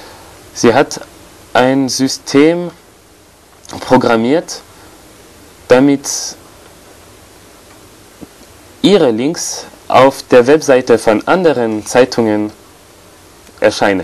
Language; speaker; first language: German; non-native, fluent; French